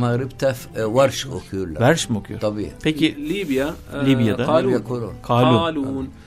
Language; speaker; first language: Turkish; non-native, learner; Arabic